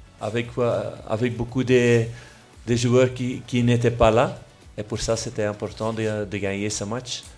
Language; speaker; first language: French; non-native, local second language; Dutch